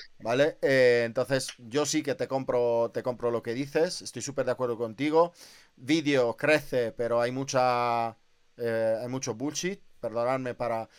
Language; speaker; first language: Spanish; native; Spanish